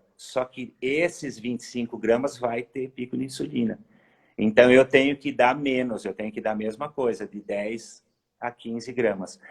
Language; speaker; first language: Portuguese; native; Portuguese